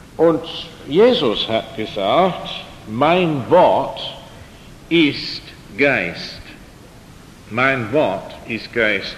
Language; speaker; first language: German; non-native, fluent; English